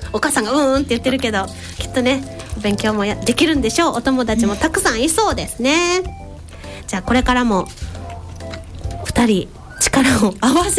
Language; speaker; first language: Japanese; native; Japanese